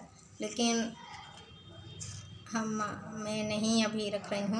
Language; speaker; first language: Hindi; native; Hindi